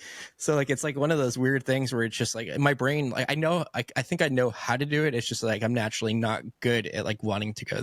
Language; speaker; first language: English; native; English